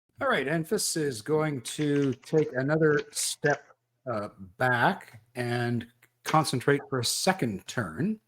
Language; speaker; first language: English; native; English